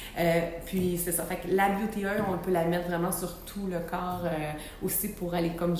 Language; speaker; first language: French; native; French